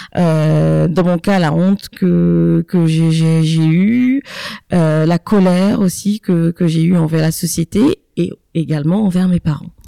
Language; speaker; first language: French; early bilingual, other home language; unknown